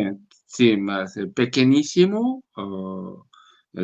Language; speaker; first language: Spanish; non-native, learner; Portuguese